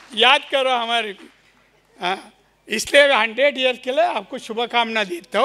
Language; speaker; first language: Hindi; non-native, local second language; Marathi